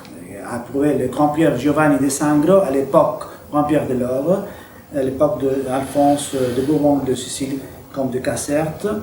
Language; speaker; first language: French; non-native, fluent; Spanish